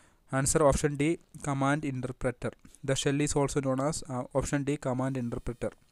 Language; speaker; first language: English; non-native, local second language; Malayalam